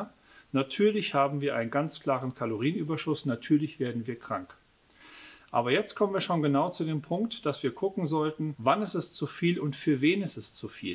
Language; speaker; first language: German; native; German